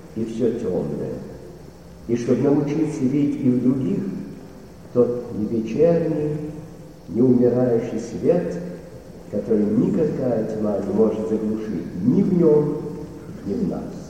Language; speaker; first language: Russian; native; Russian